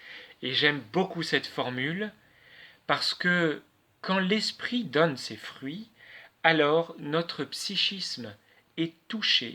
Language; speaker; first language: French; native; French